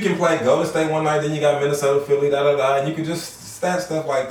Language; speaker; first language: English; native; English